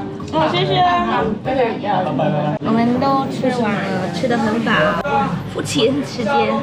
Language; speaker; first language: Chinese; early bilingual, heritage; English